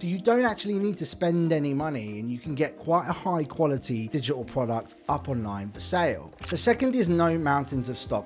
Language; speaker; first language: English; native; English